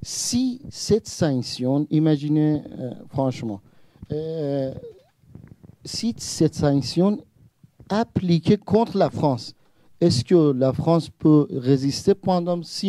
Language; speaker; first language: French; non-native, learner; Persian